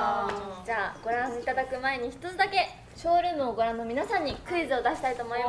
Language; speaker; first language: Japanese; native; Japanese